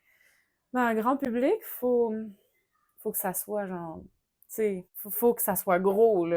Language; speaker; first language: French; native; French